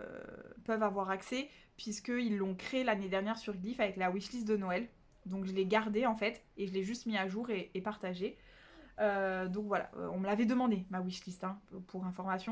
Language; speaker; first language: French; native; French